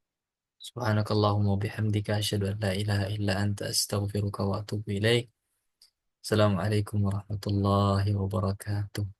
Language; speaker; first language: Arabic; non-native, fluent; Indonesian